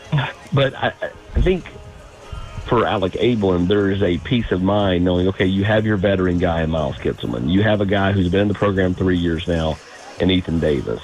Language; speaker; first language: English; native; English